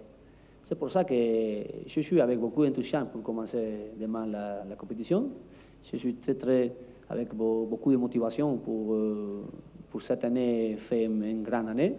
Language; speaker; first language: French; non-native, learner; Spanish